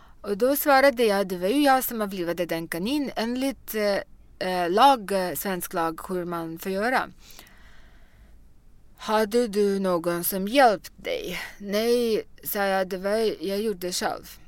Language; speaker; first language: Swedish; non-native, fluent; Russian